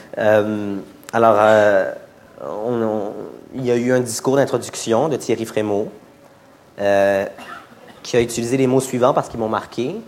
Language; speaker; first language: French; native; French